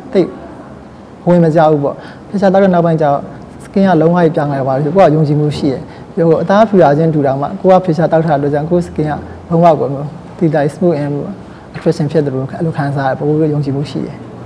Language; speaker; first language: Burmese; native; Burmese